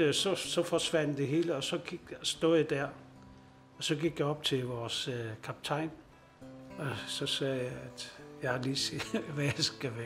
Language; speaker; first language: Danish; non-native, local second language; Kalaallisut